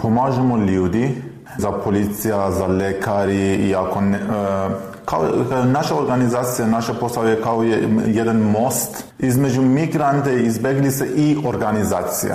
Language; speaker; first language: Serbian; non-native, learner; Persian